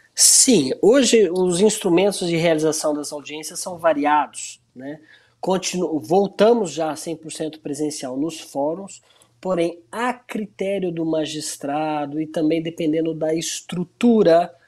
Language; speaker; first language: Portuguese; native; Portuguese